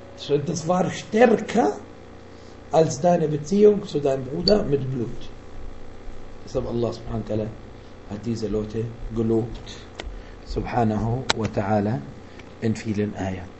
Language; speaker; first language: German; non-native, fluent; Arabic